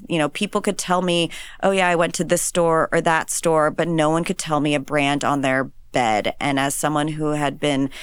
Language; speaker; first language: English; native; English